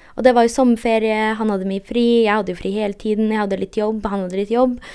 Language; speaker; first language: Norwegian; early bilingual, heritage; Polish